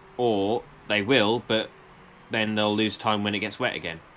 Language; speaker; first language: English; native; English